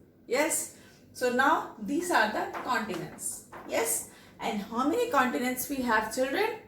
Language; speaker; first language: English; non-native, local second language; Telugu